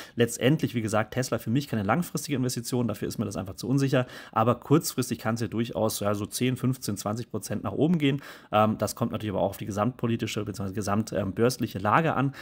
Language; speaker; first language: German; native; German